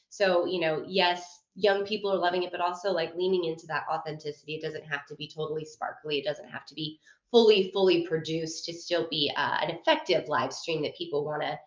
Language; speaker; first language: English; native; English